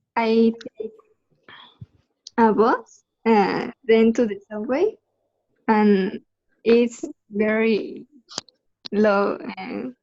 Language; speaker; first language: English; non-native, learner; Spanish